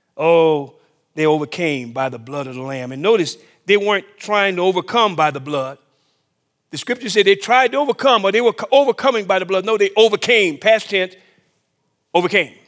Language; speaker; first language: English; native; English